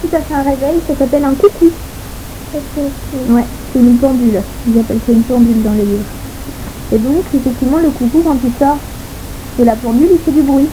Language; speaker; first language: French; native; French